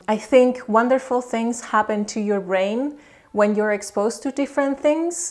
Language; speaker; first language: English; non-native, fluent; Spanish